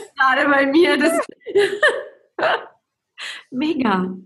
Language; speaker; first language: German; non-native, fluent; Polish